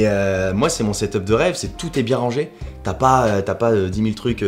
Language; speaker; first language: French; native; French